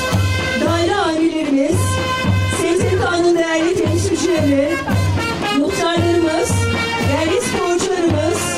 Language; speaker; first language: Turkish; native; Turkish